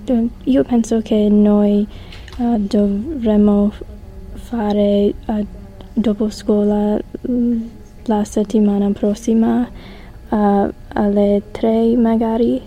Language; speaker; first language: Italian; non-native, learner; English